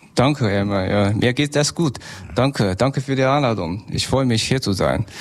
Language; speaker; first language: German; non-native, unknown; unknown